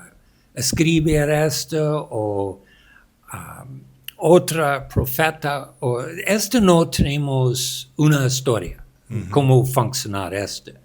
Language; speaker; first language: Spanish; non-native, learner; English